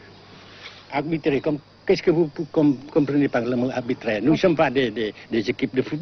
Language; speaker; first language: French; non-native, fluent; Vietnamese